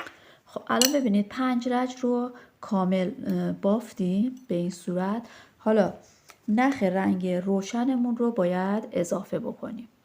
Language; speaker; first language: Persian; native; Persian